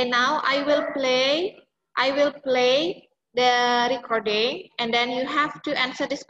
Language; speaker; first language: English; non-native, fluent; Indonesian